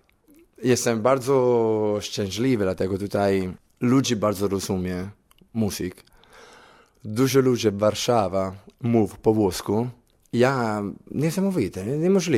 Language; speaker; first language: Polish; non-native, learner; Italian